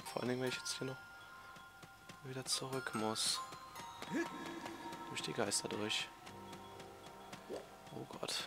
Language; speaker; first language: German; native; German